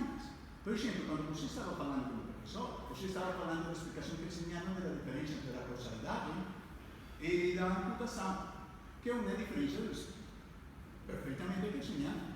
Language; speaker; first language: Portuguese; non-native, fluent; Spanish